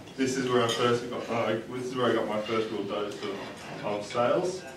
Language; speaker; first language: English; native; English